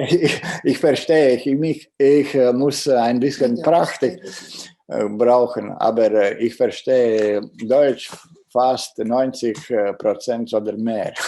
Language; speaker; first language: German; non-native, fluent; Latvian